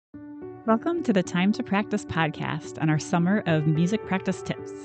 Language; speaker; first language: English; native; English